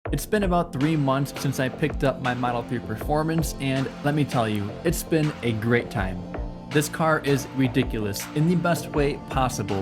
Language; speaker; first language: English; native; English